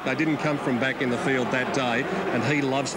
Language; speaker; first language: English; native; English